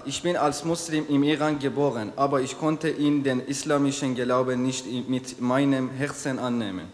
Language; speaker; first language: German; non-native, learner; Persian